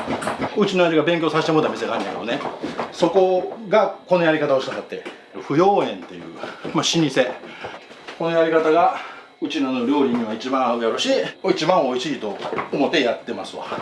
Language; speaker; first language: Japanese; native; Japanese